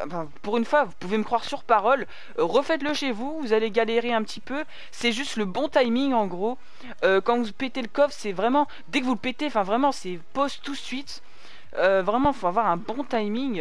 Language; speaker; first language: French; native; French